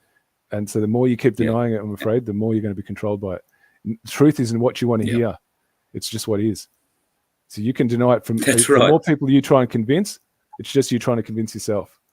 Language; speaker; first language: English; native; English